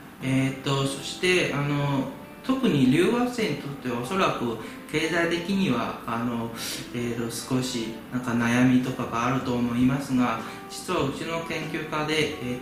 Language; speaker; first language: Japanese; non-native, fluent; Chinese